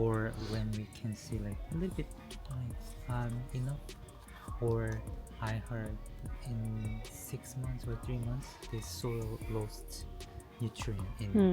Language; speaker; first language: English; non-native, learner; Korean